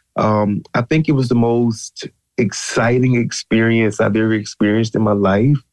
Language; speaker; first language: English; native; English